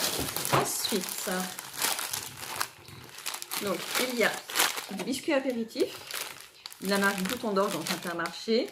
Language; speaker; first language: French; native; French